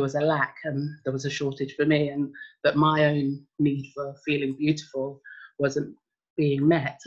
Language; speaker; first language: English; native; English